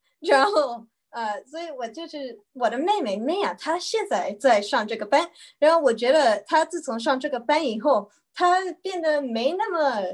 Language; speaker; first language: Chinese; early bilingual, heritage; Chinese